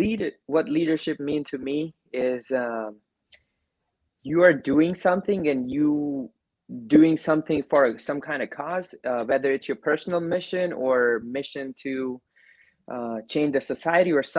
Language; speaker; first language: English; non-native, local second language; Gujarati